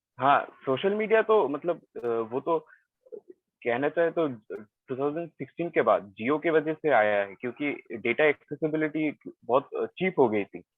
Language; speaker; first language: Hindi; non-native, local second language; Bangla